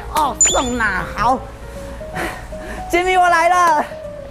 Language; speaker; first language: Chinese; native; Chinese